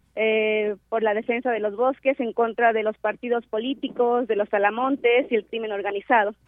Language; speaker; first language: Spanish; native; Spanish